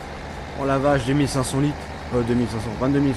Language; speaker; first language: French; native; French